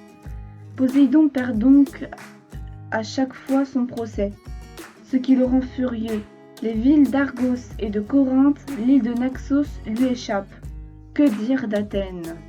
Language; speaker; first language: French; native; French